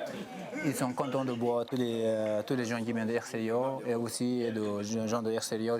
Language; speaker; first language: French; non-native, fluent; Sherpa